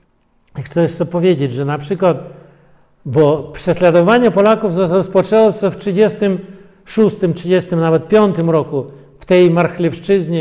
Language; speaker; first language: Polish; non-native, fluent; Russian